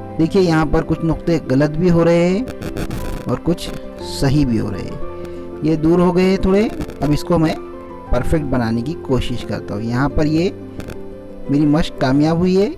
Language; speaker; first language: Urdu; native; Urdu